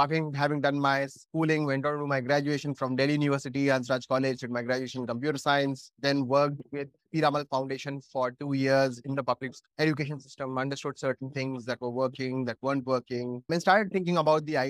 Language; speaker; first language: English; non-native, local second language; Hindi